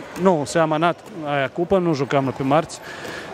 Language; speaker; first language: Romanian; non-native, fluent; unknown